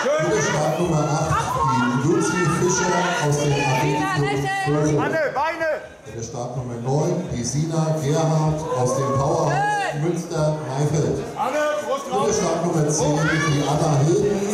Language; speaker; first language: German; native; German